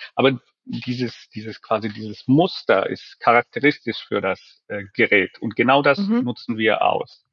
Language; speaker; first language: German; non-native, fluent; Finnish